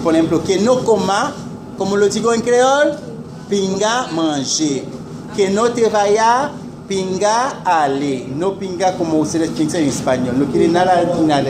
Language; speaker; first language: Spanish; non-native, fluent; Haitian Creole